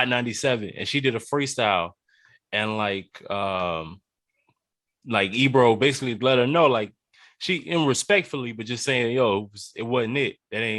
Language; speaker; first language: English; native; English